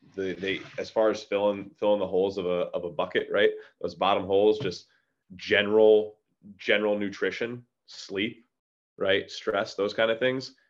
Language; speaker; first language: English; native; English